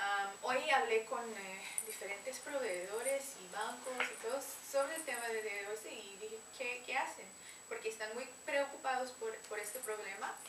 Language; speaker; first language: Spanish; non-native, fluent; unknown